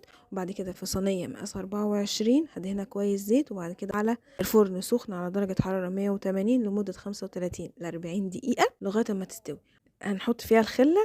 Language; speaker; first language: Arabic; native; Arabic